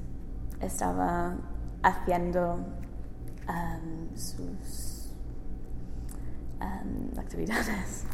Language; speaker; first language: Spanish; non-native, learner; English